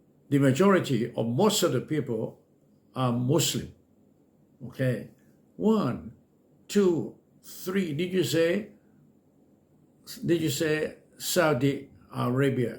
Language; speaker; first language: English; non-native, fluent; Thai